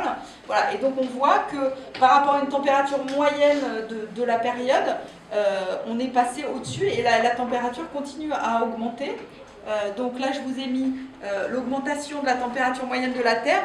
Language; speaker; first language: French; native; French